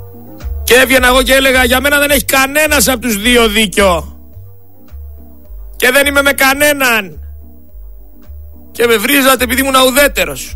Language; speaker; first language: Greek; native; Greek